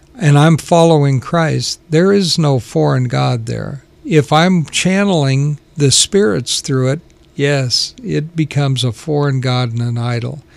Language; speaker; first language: English; native; English